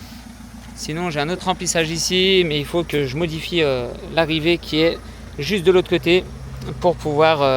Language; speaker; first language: French; native; French